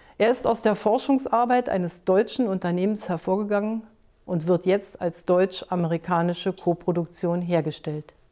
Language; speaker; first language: German; native; German